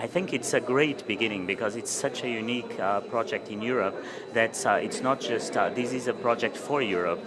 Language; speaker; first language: English; non-native, fluent; Portuguese